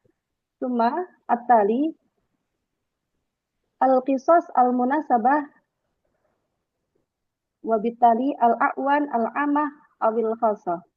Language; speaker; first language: Arabic; non-native, learner; Indonesian